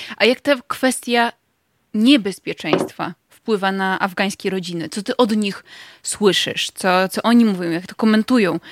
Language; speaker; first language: Polish; native; Polish